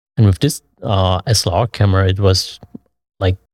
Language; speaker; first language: English; non-native, fluent; German